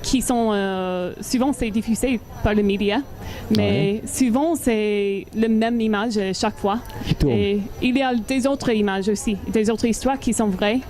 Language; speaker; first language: French; non-native, learner; English